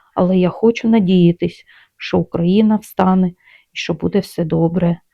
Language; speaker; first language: Ukrainian; non-native, local second language; Russian